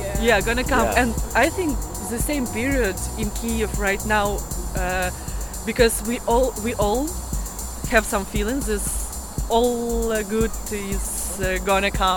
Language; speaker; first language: English; non-native, learner; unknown